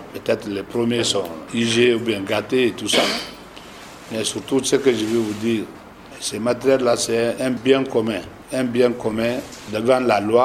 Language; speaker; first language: French; non-native, local second language; Susu